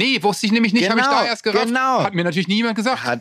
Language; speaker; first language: German; native; German